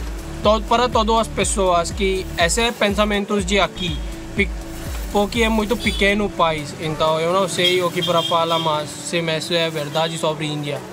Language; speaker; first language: Portuguese; non-native, learner; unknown